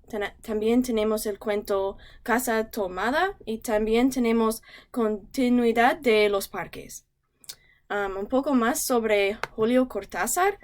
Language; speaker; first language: Spanish; non-native, learner; English